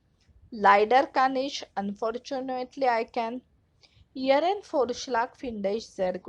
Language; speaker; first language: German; non-native, fluent; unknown